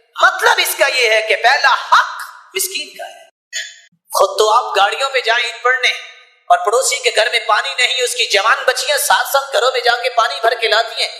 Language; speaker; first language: Urdu; non-native, local second language; Punjabi